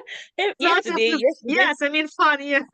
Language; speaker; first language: English; non-native, learner; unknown